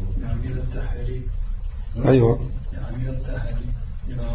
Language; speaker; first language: Arabic; non-native, learner; French